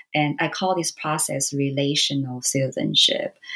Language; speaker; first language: English; non-native, fluent; Chinese